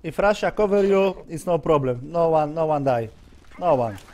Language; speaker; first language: English; non-native, learner; Polish